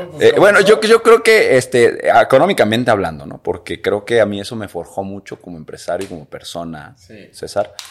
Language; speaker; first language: Spanish; native; Spanish